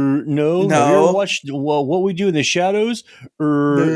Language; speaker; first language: English; native; English